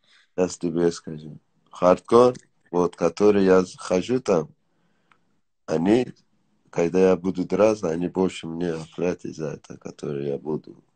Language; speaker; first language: Russian; non-native, learner; Tajik